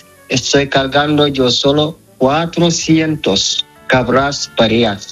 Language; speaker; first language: Spanish; non-native, learner; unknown